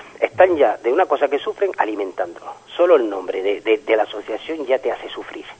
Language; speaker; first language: Spanish; early bilingual, heritage; Spanish